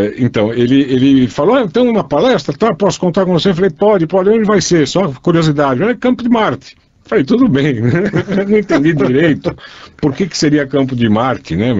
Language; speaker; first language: Portuguese; native; Portuguese